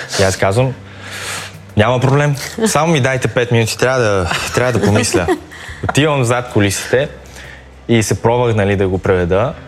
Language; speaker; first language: Bulgarian; early bilingual, other home language; Chinese